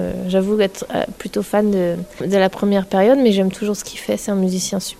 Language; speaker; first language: French; native; French